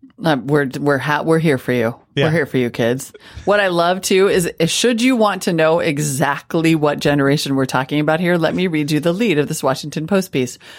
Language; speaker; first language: English; native; English